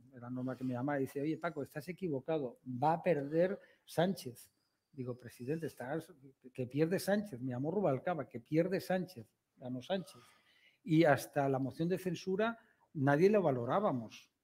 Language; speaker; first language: Spanish; native; Spanish